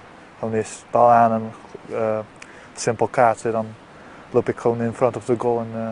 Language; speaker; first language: Dutch; early bilingual, heritage; Dutch